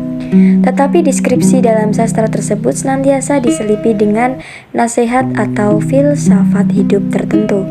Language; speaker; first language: Indonesian; native; Indonesian